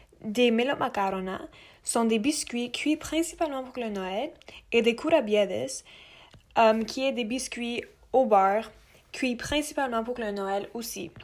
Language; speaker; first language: French; non-native, local second language; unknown